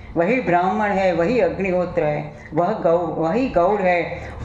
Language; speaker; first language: Hindi; non-native, local second language; Gujarati